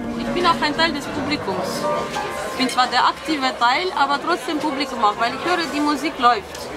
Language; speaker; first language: German; non-native, fluent; Romanian